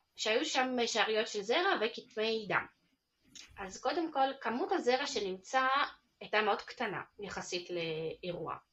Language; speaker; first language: Hebrew; early bilingual, other home language; Russian